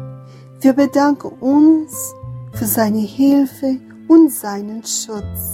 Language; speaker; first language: German; non-native, fluent; Portuguese